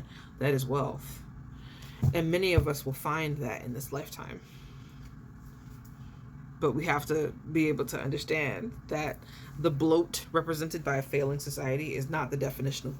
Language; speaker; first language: English; native; English